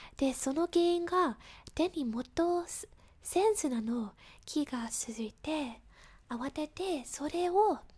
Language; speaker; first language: Japanese; non-native, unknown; English